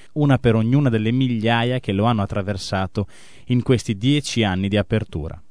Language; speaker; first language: Italian; native; Italian